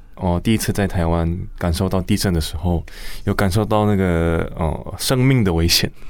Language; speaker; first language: Chinese; non-native, fluent; Korean